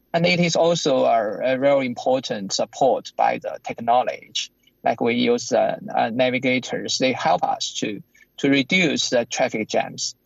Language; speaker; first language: English; non-native, fluent; Chinese